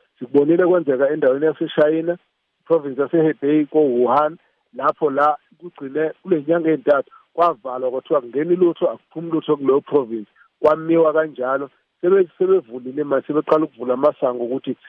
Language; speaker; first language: Zulu; native; Zulu